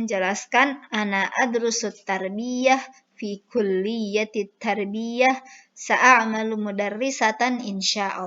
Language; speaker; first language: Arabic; non-native, fluent; Indonesian